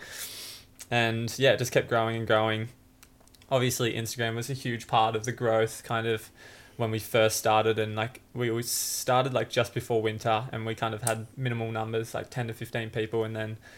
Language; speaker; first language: English; native; English